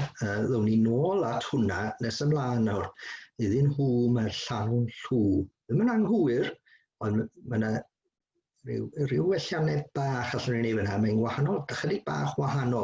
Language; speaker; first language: Welsh; native; Welsh